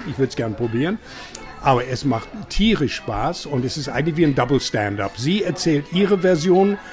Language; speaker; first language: German; non-native, fluent; English